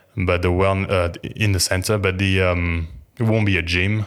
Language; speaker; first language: English; non-native, fluent; French